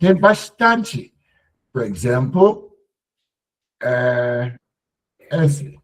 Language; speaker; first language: Portuguese; non-native, learner; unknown